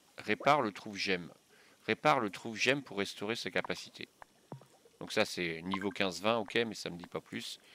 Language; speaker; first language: French; native; French